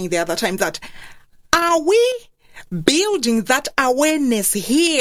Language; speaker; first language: English; non-native, local second language; Shona